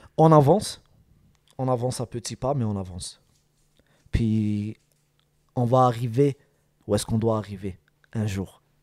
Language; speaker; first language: French; early bilingual, other home language; Arabic